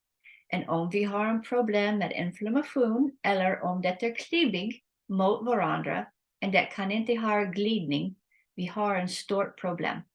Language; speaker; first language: Swedish; non-native, learner; English